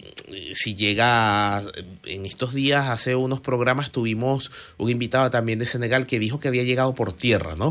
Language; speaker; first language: Spanish; native; Spanish